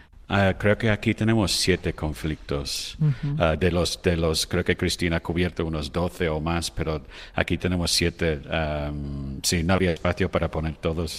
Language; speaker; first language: Spanish; non-native, fluent; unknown